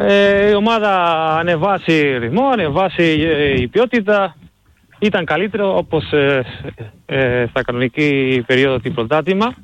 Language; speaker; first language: Greek; non-native, learner; Spanish